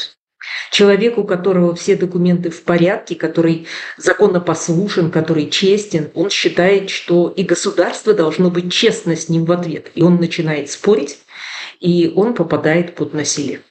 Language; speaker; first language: Russian; native; Russian